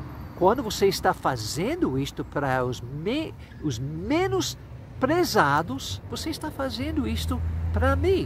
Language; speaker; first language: Portuguese; non-native, fluent; English